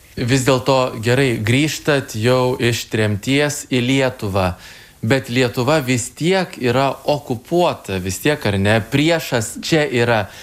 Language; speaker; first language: Lithuanian; native; Lithuanian